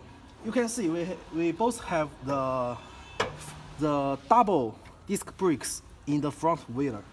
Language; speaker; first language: English; non-native, learner; Chinese